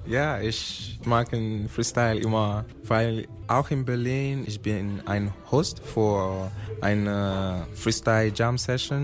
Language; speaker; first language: German; non-native, learner; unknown